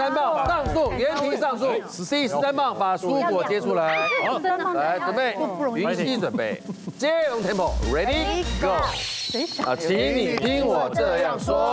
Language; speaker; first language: Chinese; native; Chinese